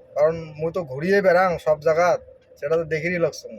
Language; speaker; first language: Bangla; non-native, local second language; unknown